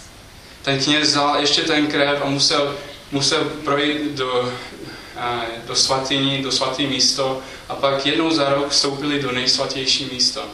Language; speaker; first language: Czech; non-native, fluent; English